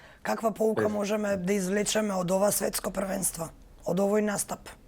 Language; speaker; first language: Macedonian; native; Macedonian